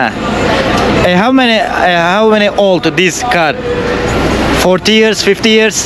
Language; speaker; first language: English; non-native, learner; Turkish